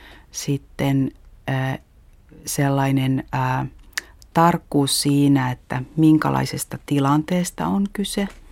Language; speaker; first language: Finnish; native; Finnish